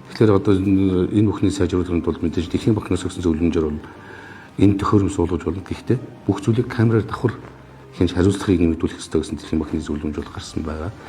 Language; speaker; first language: Mongolian; native; Mongolian